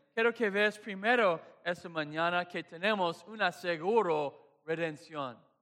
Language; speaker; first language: Spanish; non-native, fluent; English